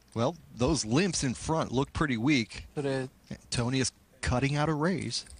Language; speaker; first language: English; native; English